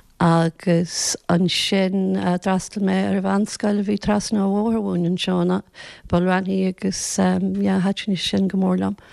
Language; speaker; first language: Irish; native; Irish